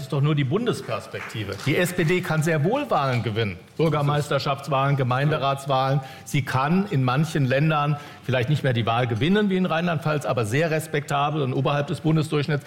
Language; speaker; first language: German; native; German